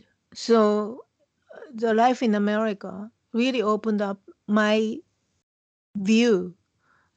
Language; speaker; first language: English; non-native, fluent; Japanese